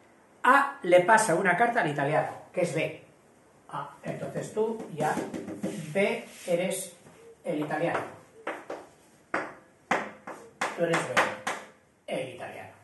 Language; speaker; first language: Spanish; native; Spanish